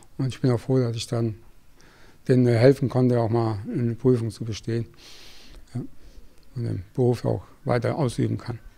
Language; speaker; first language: German; early bilingual, other home language; Spanish